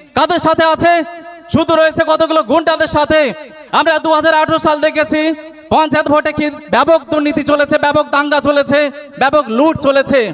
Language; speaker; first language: Bangla; non-native, local second language; Santali